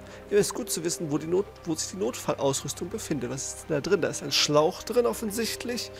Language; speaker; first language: German; native; German